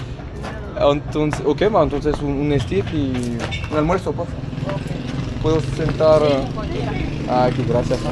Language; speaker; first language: Spanish; non-native, learner; French